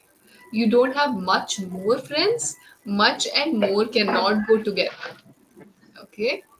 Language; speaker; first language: English; non-native, local second language; Hindi